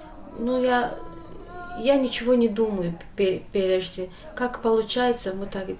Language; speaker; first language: Russian; non-native, learner; Azerbaijani